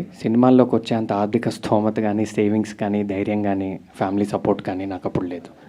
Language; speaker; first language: Telugu; native; Telugu